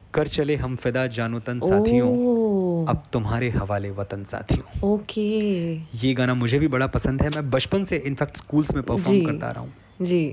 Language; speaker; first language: Hindi; native; Hindi